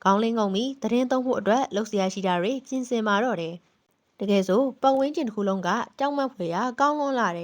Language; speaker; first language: Burmese; native; Burmese